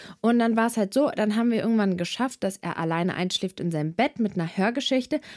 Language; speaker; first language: German; early bilingual, other home language; Serbian